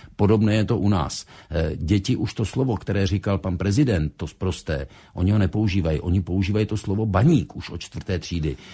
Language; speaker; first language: Czech; native; Czech